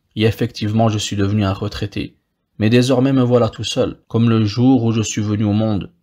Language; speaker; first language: French; non-native, local second language; Wolof